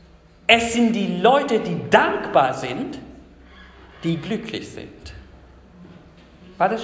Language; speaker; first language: German; non-native, fluent; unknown